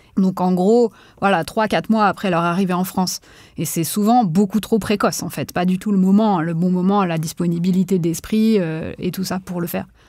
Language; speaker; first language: French; native; French